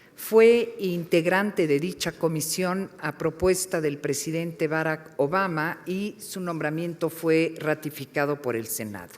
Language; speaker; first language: Spanish; native; Spanish